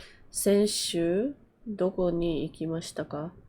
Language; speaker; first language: Japanese; non-native, learner; English